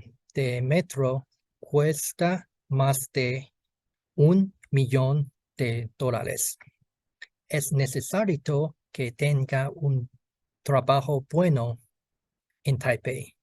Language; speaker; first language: Spanish; non-native, learner; Chinese